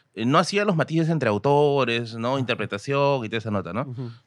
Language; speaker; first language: Spanish; native; Spanish